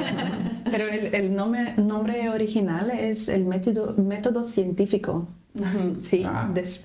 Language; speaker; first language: Spanish; non-native, fluent; Portuguese